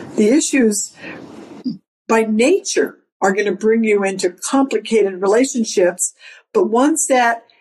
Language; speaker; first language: English; native; English